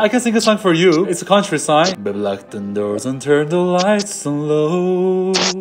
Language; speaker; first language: English; non-native, learner; Persian